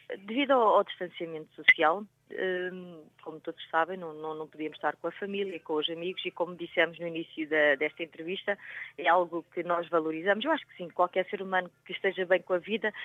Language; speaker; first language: Portuguese; native; Portuguese